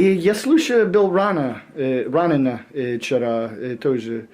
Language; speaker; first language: Russian; non-native, learner; English